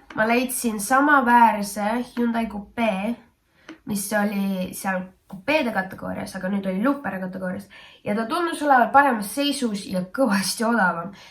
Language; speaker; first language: Estonian; native; Estonian